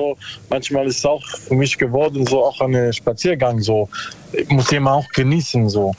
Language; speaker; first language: German; non-native, learner; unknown